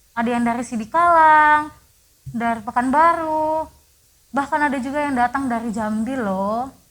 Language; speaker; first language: Indonesian; native; Indonesian